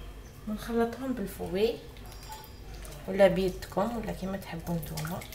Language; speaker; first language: Arabic; native; Arabic